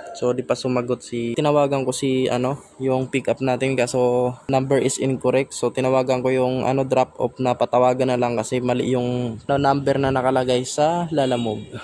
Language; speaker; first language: Filipino; native; Filipino